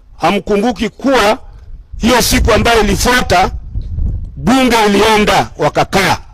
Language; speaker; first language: Swahili; non-native, local second language; Kikuyu